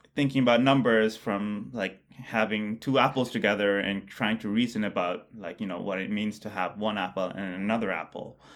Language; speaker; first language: English; non-native, local second language; Bangla